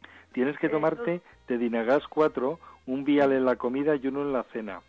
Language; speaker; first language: Spanish; native; Spanish